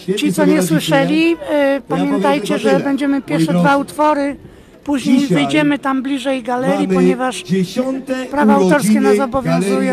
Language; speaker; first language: Polish; native; Polish